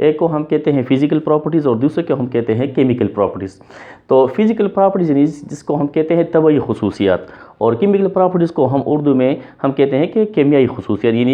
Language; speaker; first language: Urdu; non-native, local second language; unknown